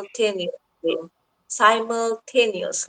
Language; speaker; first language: English; non-native, learner; Azerbaijani